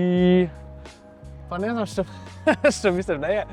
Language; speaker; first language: Macedonian; non-native, fluent; German